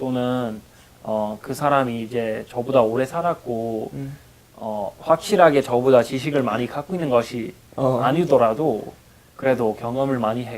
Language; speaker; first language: Korean; non-native, fluent; English